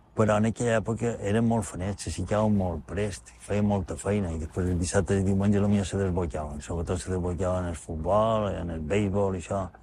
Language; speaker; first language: Catalan; native; Catalan